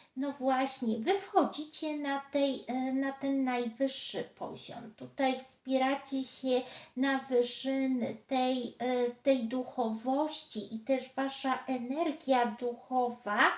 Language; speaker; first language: Polish; native; Polish